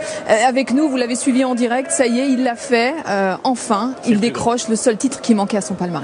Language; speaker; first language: French; native; French